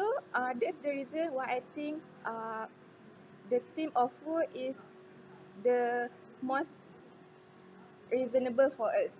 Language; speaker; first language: English; non-native, local second language; Malay